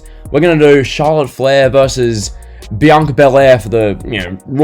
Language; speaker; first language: English; native; English